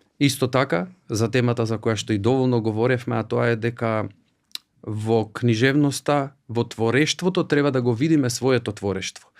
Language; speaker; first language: Macedonian; native; Macedonian